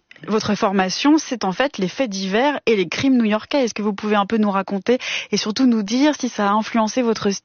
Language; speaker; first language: French; native; French